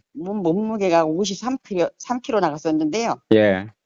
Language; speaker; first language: Korean; native; Korean